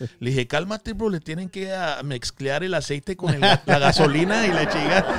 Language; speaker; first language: Spanish; early bilingual, heritage; Spanish